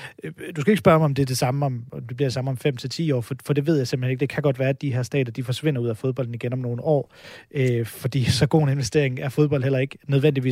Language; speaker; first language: Danish; native; Danish